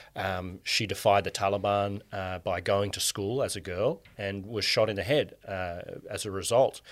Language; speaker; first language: English; native; English